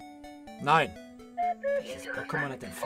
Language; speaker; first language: German; native; German